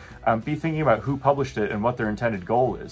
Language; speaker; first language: English; native; English